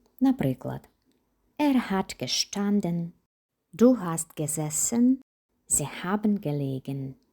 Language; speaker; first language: German; non-native, fluent; Ukrainian